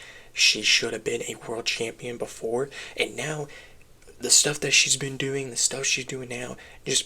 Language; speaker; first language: English; native; English